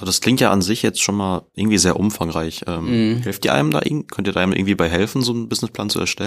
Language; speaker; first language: German; native; German